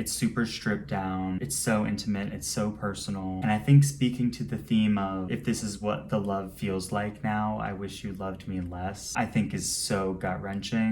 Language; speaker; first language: English; native; English